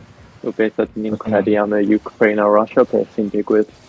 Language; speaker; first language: Welsh; non-native, local second language; English